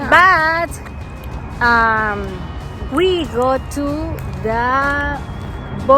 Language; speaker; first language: English; non-native, learner; Spanish